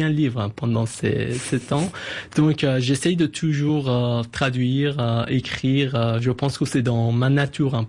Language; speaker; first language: French; non-native, fluent; Persian